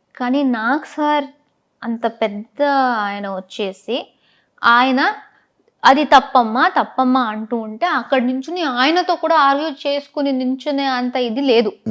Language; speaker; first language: Telugu; non-native, local second language; Tamil